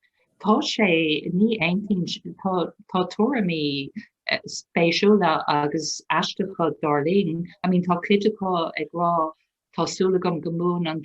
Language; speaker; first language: Irish; non-native, local second language; English